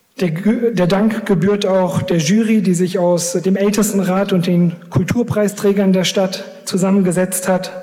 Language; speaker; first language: German; early bilingual, other home language; Greek